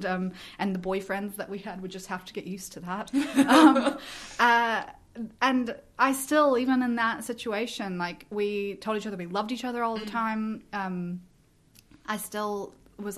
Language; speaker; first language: English; native; English